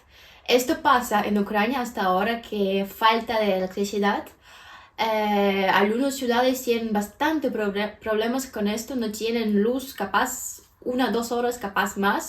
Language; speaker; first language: Spanish; non-native, fluent; Ukrainian